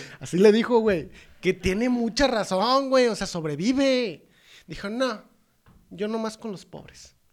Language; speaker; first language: Spanish; native; Spanish